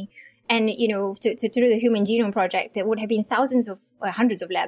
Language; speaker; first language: English; non-native, local second language; Malay